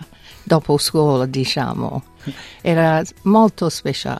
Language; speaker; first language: Italian; non-native, fluent; English